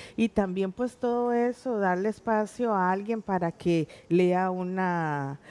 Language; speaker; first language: Spanish; native; Spanish